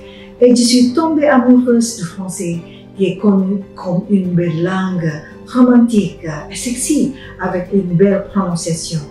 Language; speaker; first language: French; non-native, fluent; Indonesian